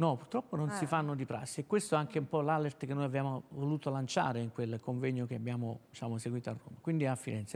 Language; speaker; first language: Italian; native; Italian